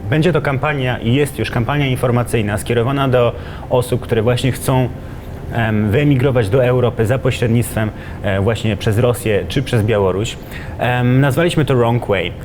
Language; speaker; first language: Polish; native; Polish